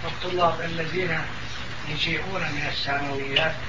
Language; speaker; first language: Arabic; non-native, fluent; Turkish